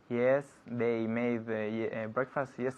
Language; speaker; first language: English; non-native, learner; Spanish